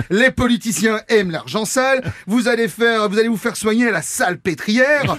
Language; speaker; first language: French; native; French